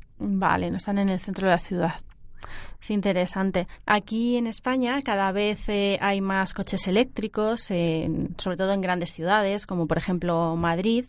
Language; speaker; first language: Spanish; native; Spanish